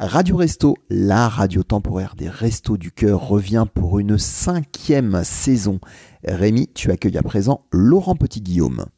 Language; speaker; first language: French; native; French